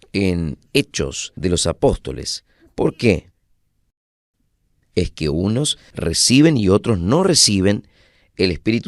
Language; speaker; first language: Spanish; non-native, fluent; Portuguese